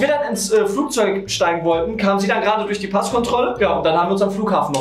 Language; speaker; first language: German; native; German